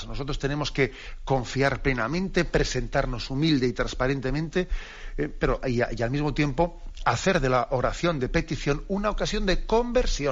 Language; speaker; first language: Spanish; native; Spanish